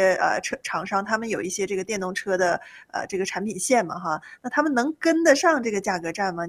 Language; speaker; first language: Chinese; native; Chinese